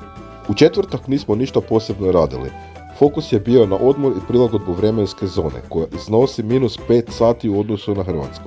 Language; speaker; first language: Croatian; native; Croatian